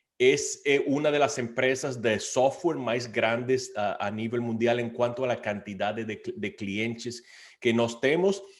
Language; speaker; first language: Spanish; non-native, learner; Portuguese